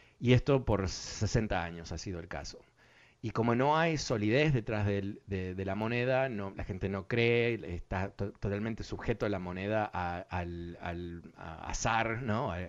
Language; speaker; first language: Spanish; early bilingual, other home language; English